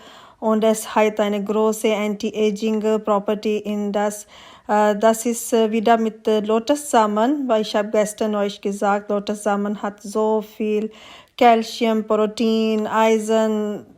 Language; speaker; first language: German; non-native, learner; Urdu